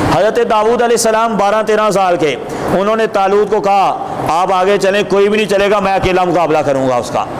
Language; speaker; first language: Urdu; non-native, local second language; Punjabi